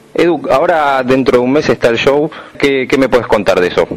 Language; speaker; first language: Spanish; native; Spanish